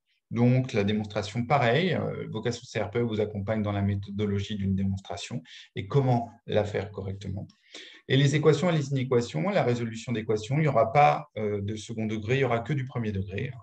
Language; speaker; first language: French; native; French